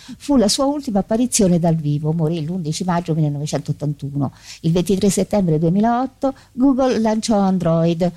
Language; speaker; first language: Italian; native; Italian